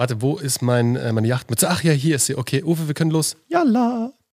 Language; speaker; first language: German; native; German